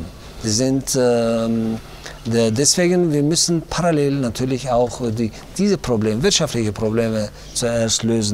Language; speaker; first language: German; non-native, learner; Tajik